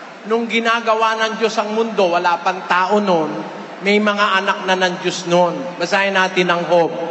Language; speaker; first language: Filipino; native; Filipino